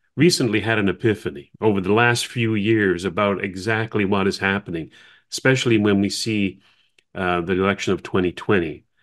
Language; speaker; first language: English; native; English